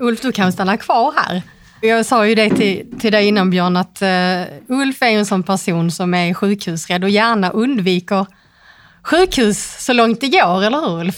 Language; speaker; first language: Swedish; native; Swedish